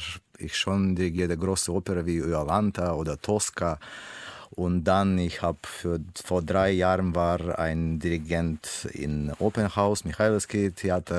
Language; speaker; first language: German; non-native, learner; Russian